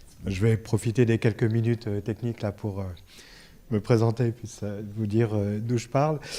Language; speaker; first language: French; native; French